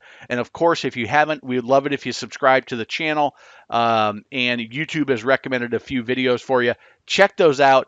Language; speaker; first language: English; native; English